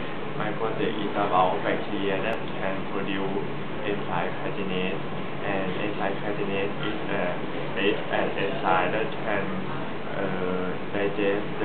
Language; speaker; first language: English; non-native, learner; Thai